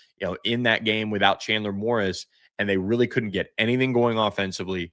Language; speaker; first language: English; native; English